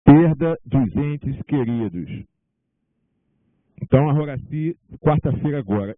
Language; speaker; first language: Portuguese; native; Portuguese